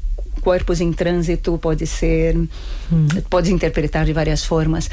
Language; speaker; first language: Spanish; non-native, fluent; Portuguese